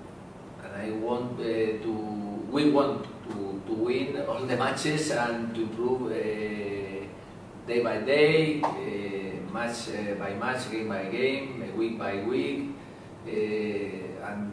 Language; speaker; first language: English; non-native, learner; Spanish